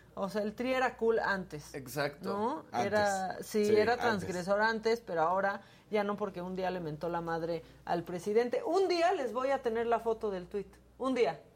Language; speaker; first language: Spanish; native; Spanish